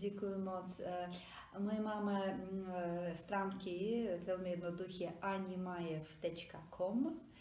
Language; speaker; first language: Czech; non-native, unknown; Tatar